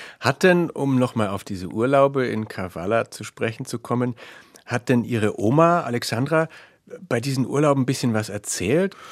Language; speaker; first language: German; native; German